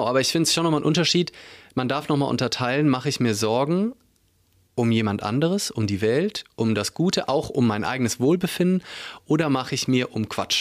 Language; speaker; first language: German; native; German